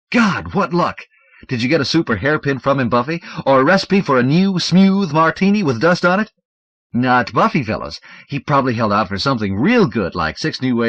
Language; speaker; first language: English; native; English